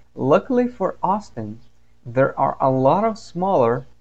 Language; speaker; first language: English; non-native, fluent; Portuguese